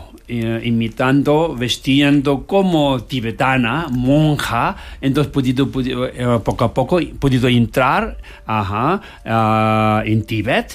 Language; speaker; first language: Spanish; non-native, learner; Tibetan